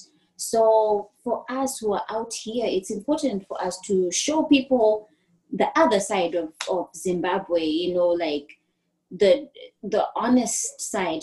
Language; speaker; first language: English; non-native, local second language; Shona